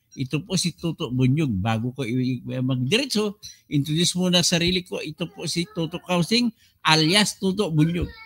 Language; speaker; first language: Filipino; non-native, local second language; Cebuano